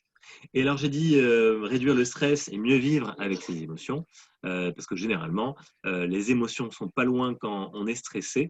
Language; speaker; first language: French; native; French